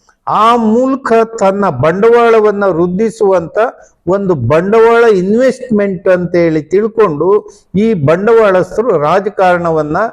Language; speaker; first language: Kannada; native; Kannada